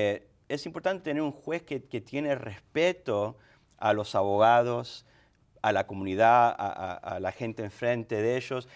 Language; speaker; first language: Spanish; early bilingual, other home language; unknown